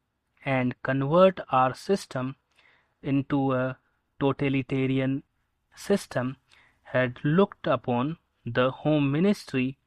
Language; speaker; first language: English; non-native, local second language; Hindi